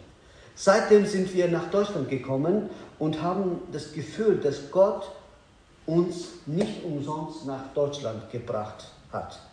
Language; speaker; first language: German; non-native, learner; Azerbaijani